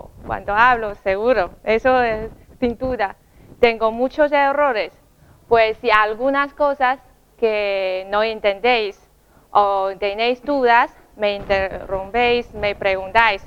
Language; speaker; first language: Spanish; non-native, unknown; Chinese